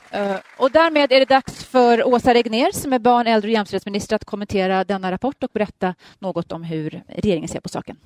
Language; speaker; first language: Swedish; native; Swedish